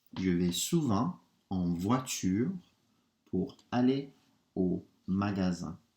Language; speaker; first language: French; non-native, fluent; English